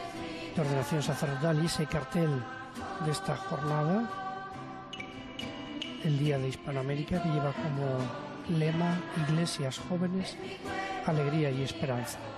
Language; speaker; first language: Spanish; native; Spanish